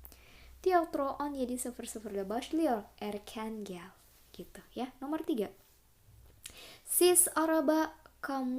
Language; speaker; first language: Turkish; non-native, fluent; Indonesian